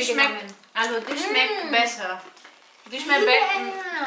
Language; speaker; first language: German; non-native, fluent; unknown